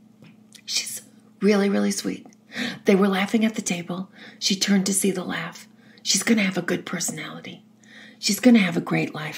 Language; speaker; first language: English; native; English